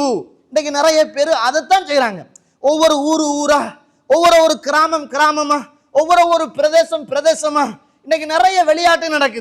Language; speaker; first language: Tamil; native; Tamil